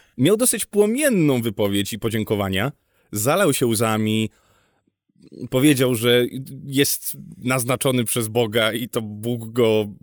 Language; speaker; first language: Polish; native; Polish